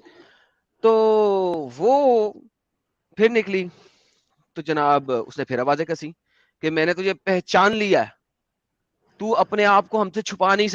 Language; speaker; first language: Hindi; native; Hindi